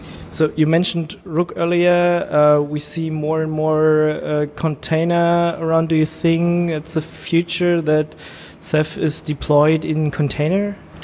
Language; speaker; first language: English; non-native, fluent; German